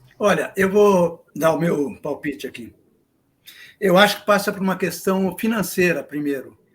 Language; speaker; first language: Portuguese; native; Portuguese